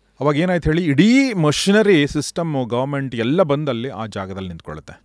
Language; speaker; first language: Kannada; native; Kannada